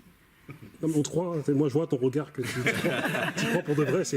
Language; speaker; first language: French; native; French